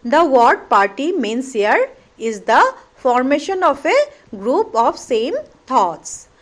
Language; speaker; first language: English; non-native, local second language; Assamese